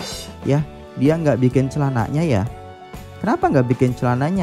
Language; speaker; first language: Indonesian; native; Indonesian